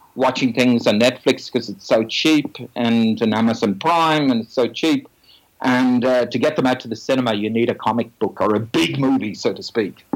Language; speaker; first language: English; native; English